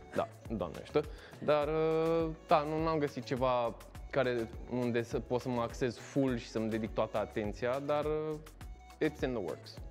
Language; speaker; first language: Romanian; early bilingual, heritage; Romanian